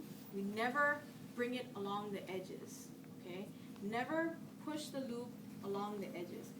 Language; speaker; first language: English; native; English